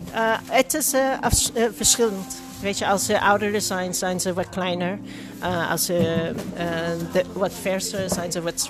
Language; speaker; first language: Dutch; non-native, fluent; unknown